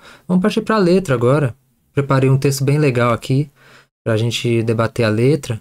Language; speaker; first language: Portuguese; native; Portuguese